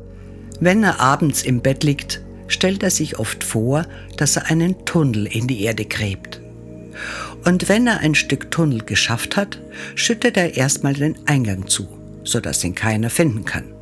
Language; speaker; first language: German; native; German